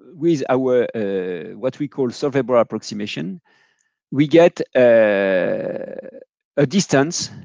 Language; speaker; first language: English; non-native, fluent; French